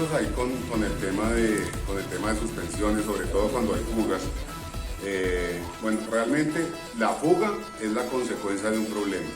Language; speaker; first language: Spanish; native; Spanish